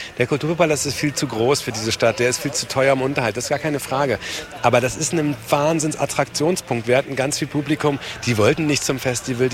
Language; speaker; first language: German; native; German